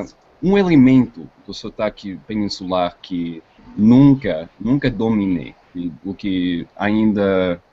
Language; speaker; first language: Portuguese; non-native, fluent; English